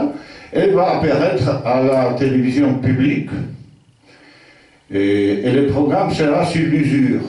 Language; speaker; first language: French; non-native, fluent; Polish